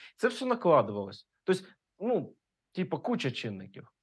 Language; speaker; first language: Ukrainian; non-native, local second language; Russian